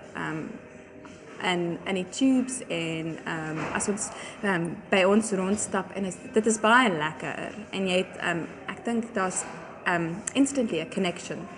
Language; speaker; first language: Afrikaans; non-native, local second language; English